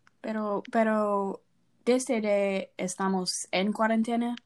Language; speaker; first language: Spanish; non-native, learner; English